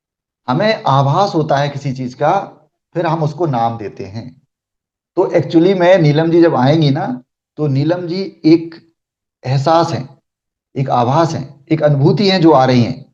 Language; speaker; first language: Hindi; native; Hindi